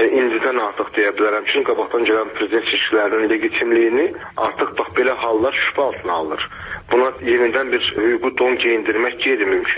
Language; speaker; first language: Turkish; non-native, fluent; English